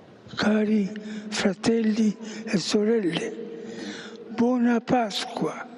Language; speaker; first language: Italian; non-native, fluent; Spanish